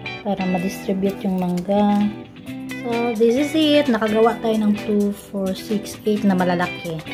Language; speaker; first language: Filipino; non-native, local second language; Cebuano